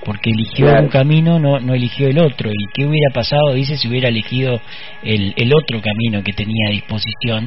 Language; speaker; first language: Spanish; native; Spanish